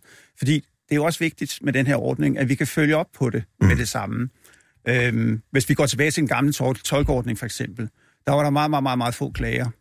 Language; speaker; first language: Danish; native; Danish